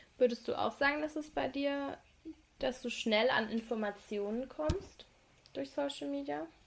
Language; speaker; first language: German; native; German